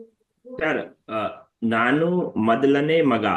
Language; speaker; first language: Kannada; non-native, learner; Hindi